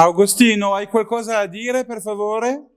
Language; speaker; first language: Italian; non-native, learner; French